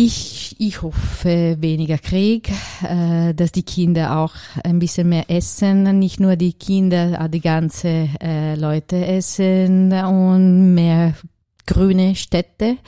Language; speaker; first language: German; non-native, fluent; Italian